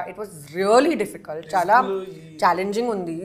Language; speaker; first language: Telugu; non-native, learner; Hindi